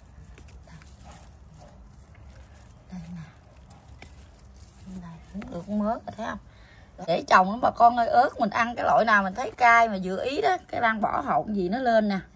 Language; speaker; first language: Vietnamese; native; Vietnamese